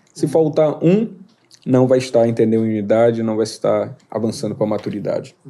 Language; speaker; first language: Portuguese; native; Portuguese